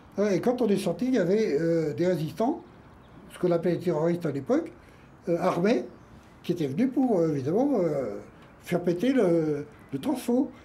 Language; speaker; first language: French; native; French